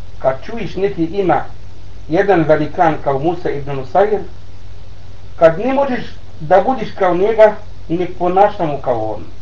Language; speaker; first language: Bosnian; non-native, learner; Arabic